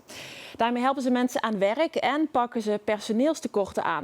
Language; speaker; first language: Dutch; native; Dutch